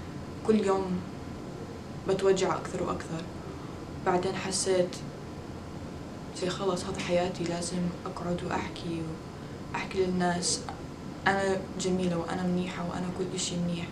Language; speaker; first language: Arabic; early bilingual, heritage; Arabic